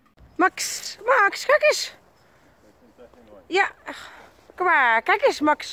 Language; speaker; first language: Dutch; native; Dutch